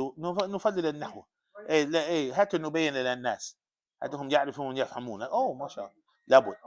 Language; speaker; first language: Arabic; non-native, fluent; English